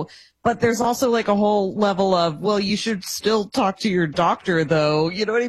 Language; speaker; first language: English; native; English